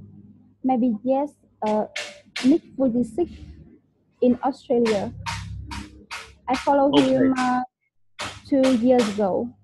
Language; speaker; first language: English; non-native, learner; Vietnamese